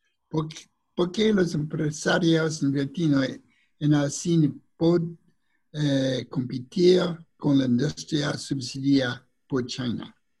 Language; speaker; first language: Spanish; non-native, learner; English